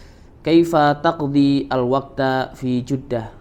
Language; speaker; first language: Arabic; non-native, fluent; Indonesian